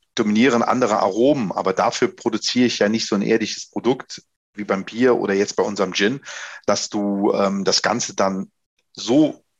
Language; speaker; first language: German; native; German